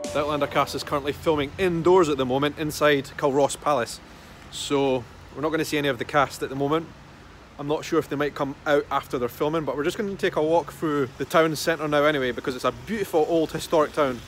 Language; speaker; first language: English; native; English